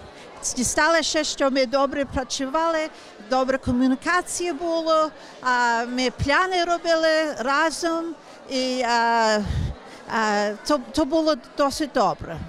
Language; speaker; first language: Ukrainian; early bilingual, heritage; English